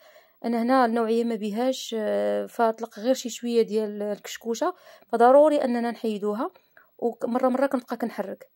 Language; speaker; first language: Arabic; native; Arabic